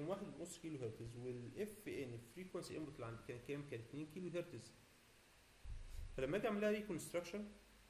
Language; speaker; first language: Arabic; native; Arabic